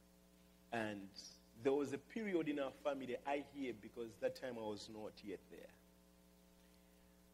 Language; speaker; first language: English; non-native, local second language; Nyanja